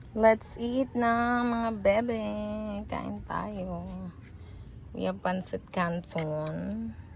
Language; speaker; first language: Filipino; native; Filipino